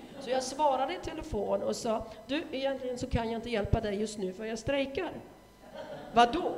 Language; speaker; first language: Swedish; non-native, fluent; German